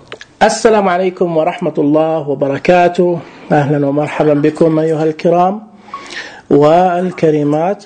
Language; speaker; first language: Arabic; native; Arabic